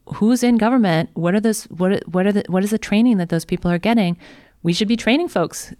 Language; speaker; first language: English; native; English